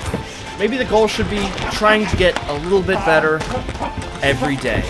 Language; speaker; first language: English; native; English